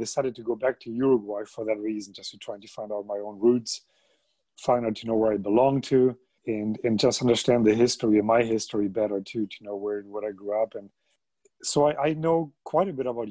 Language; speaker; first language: English; non-native, fluent; German